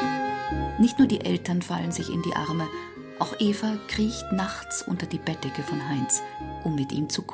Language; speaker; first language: German; native; German